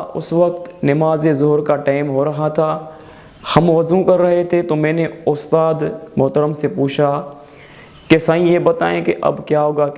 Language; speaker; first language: Urdu; non-native, local second language; Sindhi